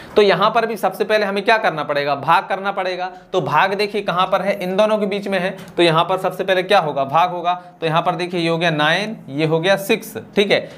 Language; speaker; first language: Hindi; native; Hindi